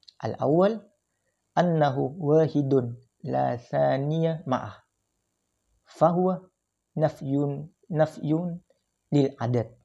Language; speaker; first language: Arabic; non-native, fluent; Indonesian